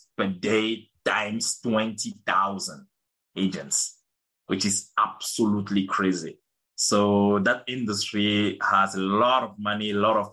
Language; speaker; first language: English; non-native, local second language; French